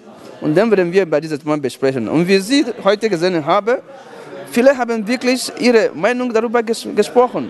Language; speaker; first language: German; non-native, fluent; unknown